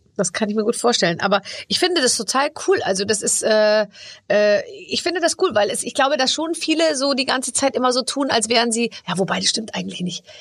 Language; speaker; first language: German; native; German